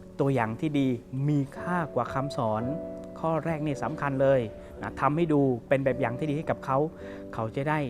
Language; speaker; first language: Thai; native; Thai